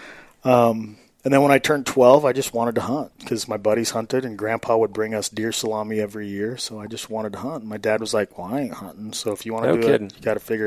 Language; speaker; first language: English; native; English